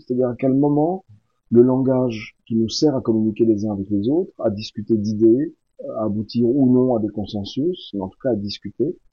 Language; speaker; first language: French; native; French